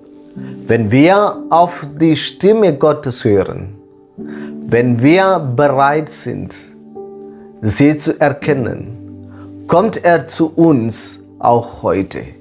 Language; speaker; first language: German; non-native, fluent; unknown